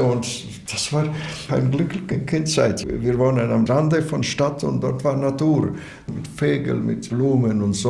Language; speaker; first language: German; non-native, learner; Latvian